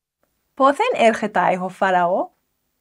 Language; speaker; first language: Greek; non-native, fluent; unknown